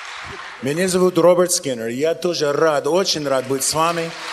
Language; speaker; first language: Russian; non-native, learner; English